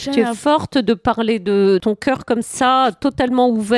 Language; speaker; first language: French; native; French